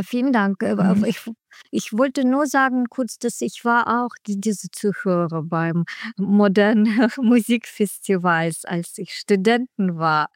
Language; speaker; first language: German; non-native, learner; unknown